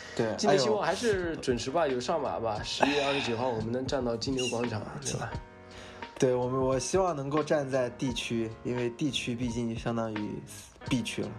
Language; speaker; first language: Chinese; native; Chinese